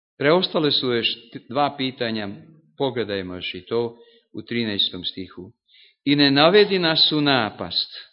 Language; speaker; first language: Serbian; non-native, local second language; Hungarian